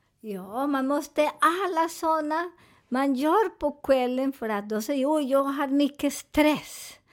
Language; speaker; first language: Swedish; non-native, fluent; Spanish